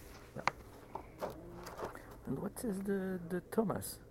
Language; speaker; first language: English; non-native, fluent; French